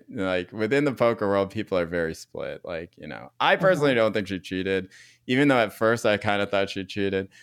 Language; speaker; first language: English; native; English